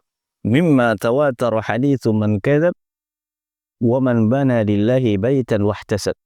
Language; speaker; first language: Arabic; non-native, fluent; Indonesian